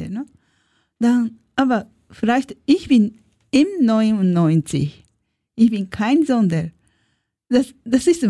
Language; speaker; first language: German; non-native, learner; Japanese